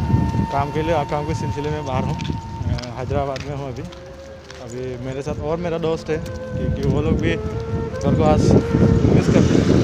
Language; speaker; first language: Hindi; non-native, local second language; Assamese